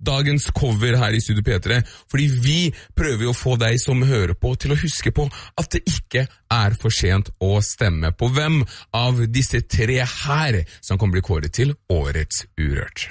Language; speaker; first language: Norwegian; native; Norwegian